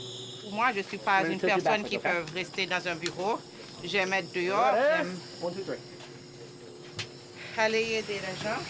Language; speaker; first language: French; early bilingual, heritage; French